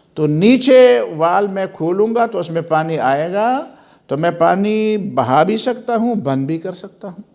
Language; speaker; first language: Urdu; non-native, local second language; Pashto